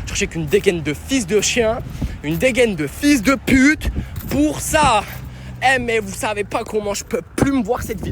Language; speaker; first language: French; native; French